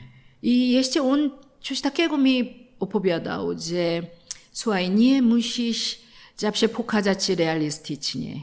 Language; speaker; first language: Polish; non-native, learner; Korean